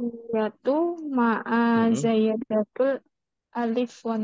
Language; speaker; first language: Arabic; non-native, learner; Indonesian